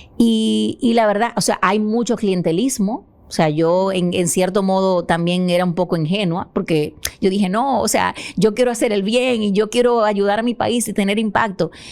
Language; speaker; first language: Spanish; native; Spanish